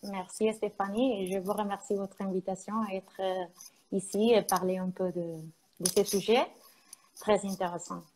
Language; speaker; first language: French; non-native, fluent; Spanish